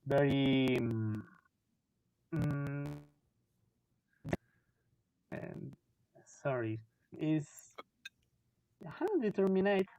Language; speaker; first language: English; non-native, local second language; Spanish